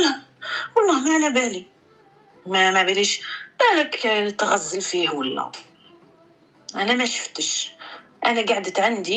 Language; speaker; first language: Arabic; native; Arabic